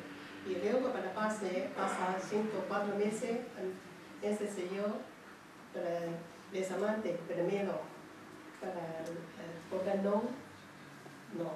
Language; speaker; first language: Spanish; non-native, learner; Chinese